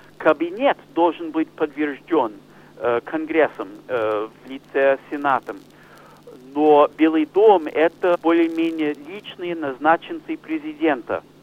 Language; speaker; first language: Russian; non-native, fluent; English